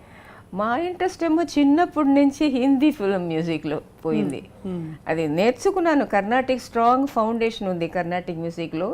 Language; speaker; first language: Telugu; non-native, fluent; Tamil